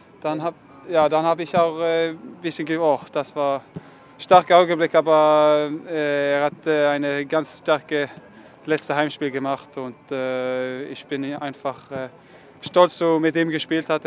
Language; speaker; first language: German; non-native, fluent; Norwegian